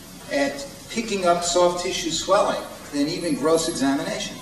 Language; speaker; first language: English; native; English